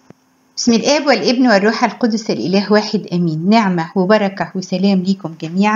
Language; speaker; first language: Arabic; native; Arabic